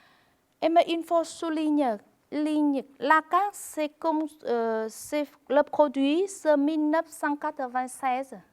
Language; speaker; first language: French; non-native, fluent; Vietnamese